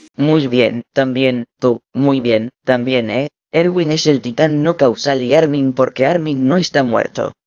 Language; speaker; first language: Spanish; non-native, fluent; English